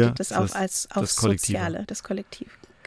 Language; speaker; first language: German; native; German